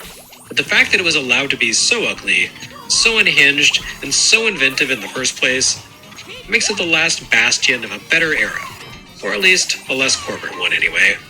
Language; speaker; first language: English; native; English